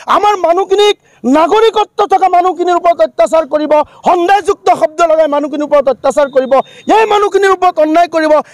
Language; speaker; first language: Assamese; non-native, local second language; Bangla